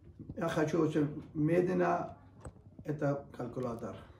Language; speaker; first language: Russian; non-native, learner; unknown